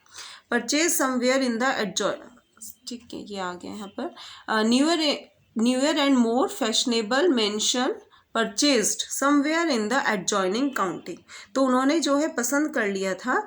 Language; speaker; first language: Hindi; native; Hindi